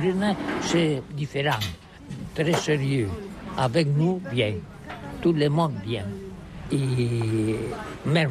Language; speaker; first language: French; non-native, learner; Catalan